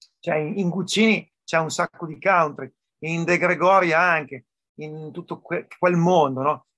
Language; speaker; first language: Italian; native; Italian